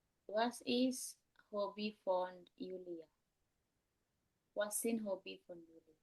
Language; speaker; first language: German; non-native, fluent; Indonesian